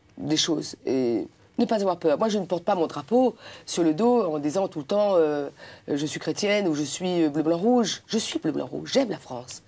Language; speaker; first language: French; non-native, local second language; Réunion Creole French